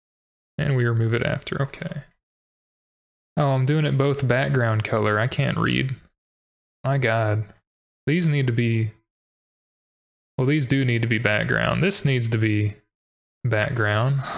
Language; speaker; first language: English; native; English